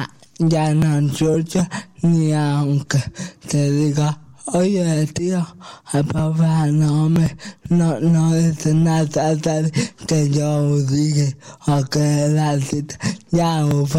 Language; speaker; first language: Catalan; non-native, local second language; Spanish